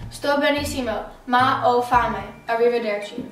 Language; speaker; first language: Italian; non-native, learner; English